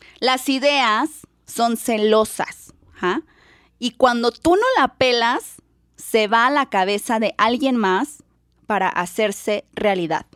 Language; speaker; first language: Spanish; native; Spanish